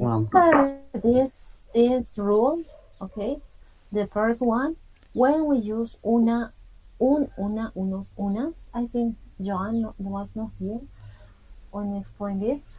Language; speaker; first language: English; non-native, fluent; Spanish